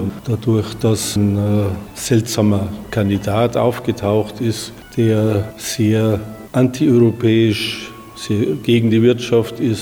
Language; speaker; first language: German; native; German